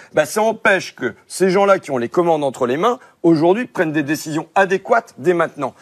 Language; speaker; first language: French; native; French